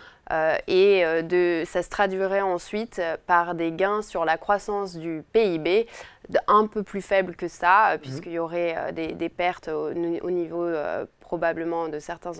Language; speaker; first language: French; native; French